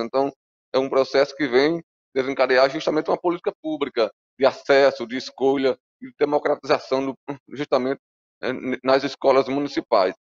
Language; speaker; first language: Portuguese; native; Portuguese